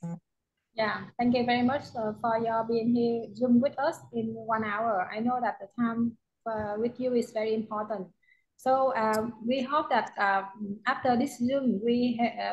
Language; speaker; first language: English; non-native, learner; Vietnamese